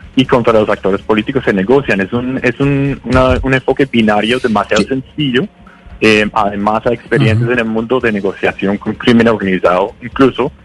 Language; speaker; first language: Spanish; non-native, fluent; English